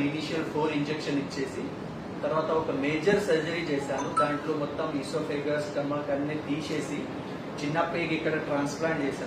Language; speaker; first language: Telugu; non-native, fluent; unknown